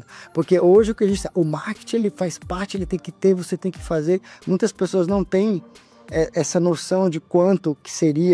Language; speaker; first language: Portuguese; native; Portuguese